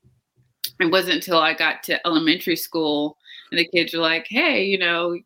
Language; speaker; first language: English; native; English